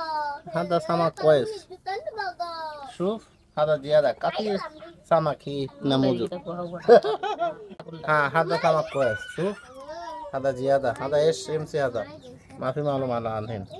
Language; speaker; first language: Arabic; non-native, learner; Bangla